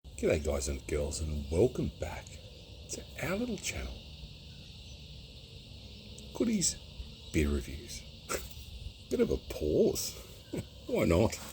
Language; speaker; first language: English; native; English